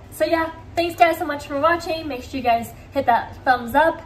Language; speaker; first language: English; early bilingual, other home language; Japanese